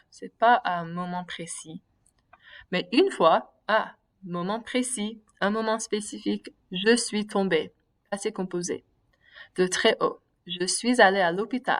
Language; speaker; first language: French; non-native, fluent; English